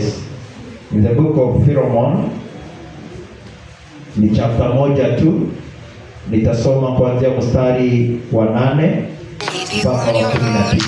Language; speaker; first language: Swahili; non-native, local second language; Kikuyu